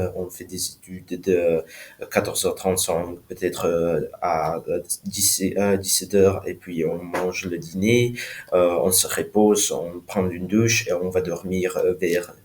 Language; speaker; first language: French; non-native, learner; Slovak